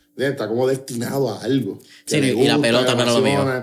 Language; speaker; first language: Spanish; native; Spanish